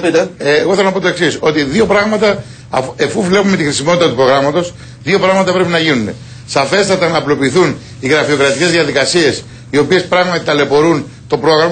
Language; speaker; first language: Greek; native; Greek